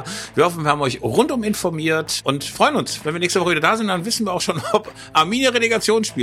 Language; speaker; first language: German; native; German